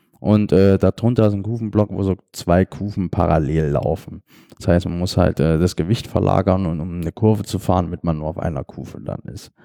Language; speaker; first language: German; native; German